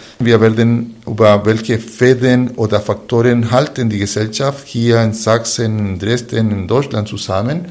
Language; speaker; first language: German; non-native, fluent; Spanish